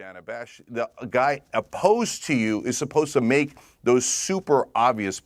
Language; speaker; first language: English; native; English